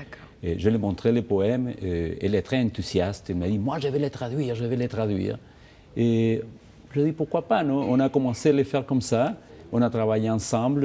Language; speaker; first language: French; non-native, fluent; Spanish